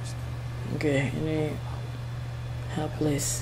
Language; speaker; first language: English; non-native, learner; Indonesian